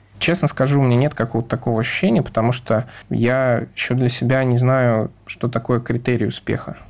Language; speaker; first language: Russian; native; Russian